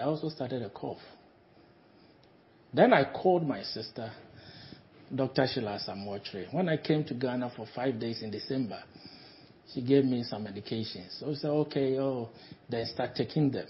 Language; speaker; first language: English; non-native, local second language; Akan